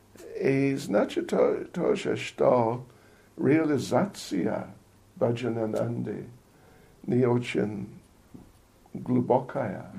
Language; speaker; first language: Russian; non-native, learner; English